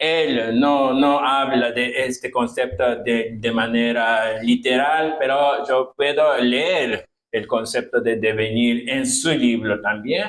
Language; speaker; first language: Spanish; non-native, fluent; Japanese